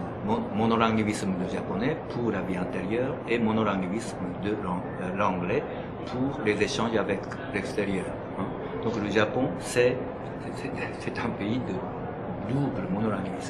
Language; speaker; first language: French; non-native, fluent; Japanese